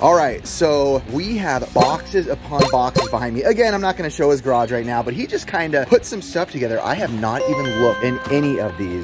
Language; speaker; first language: English; native; English